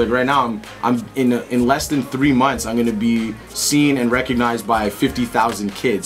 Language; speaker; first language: English; native; English